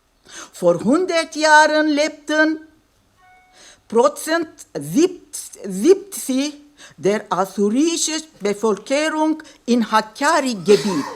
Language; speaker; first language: German; non-native, fluent; Kurdish